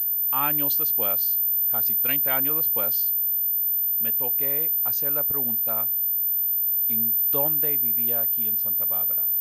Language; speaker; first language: Spanish; non-native, fluent; English